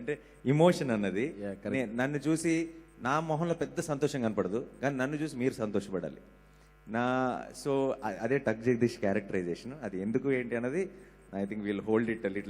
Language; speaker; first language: Telugu; native; Telugu